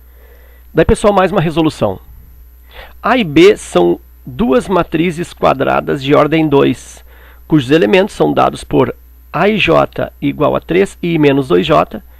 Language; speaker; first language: Portuguese; native; Portuguese